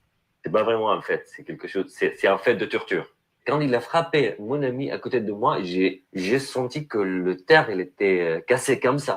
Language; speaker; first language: French; non-native, learner; Arabic